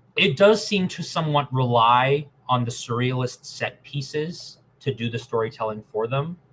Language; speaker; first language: English; native; English